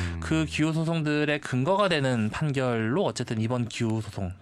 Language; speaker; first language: Korean; native; Korean